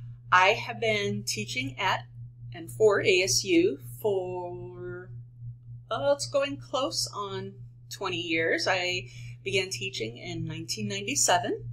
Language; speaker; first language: English; native; English